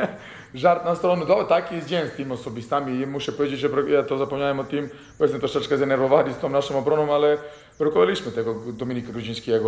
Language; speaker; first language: Polish; non-native, fluent; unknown